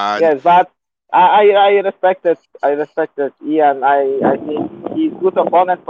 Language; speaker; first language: English; non-native, learner; Polish